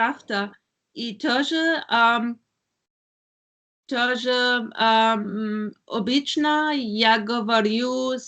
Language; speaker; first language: Russian; non-native, learner; German